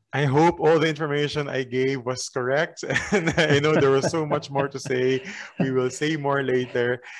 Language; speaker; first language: English; non-native, local second language; Filipino